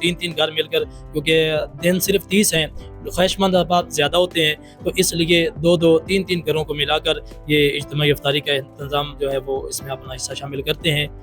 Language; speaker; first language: Urdu; native; Urdu